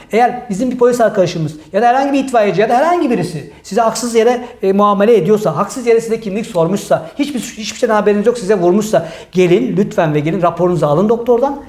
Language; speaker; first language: Turkish; early bilingual, heritage; Turkish